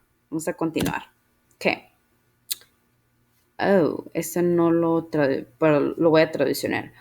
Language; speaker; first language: Spanish; early bilingual, heritage; Spanish